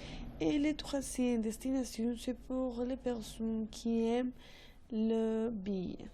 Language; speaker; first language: French; non-native, learner; Spanish